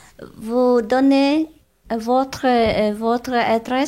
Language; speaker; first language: French; non-native, learner; Chinese